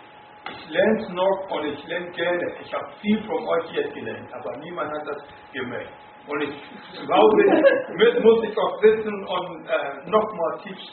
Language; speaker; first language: German; non-native, fluent; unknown